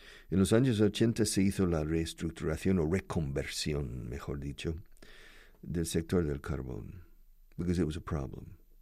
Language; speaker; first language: Spanish; non-native, fluent; English